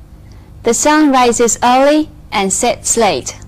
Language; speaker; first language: English; non-native, fluent; Chinese